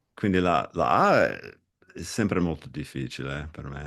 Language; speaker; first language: Italian; non-native, fluent; English